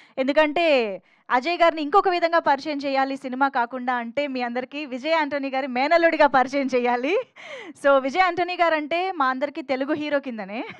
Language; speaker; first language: Telugu; native; Telugu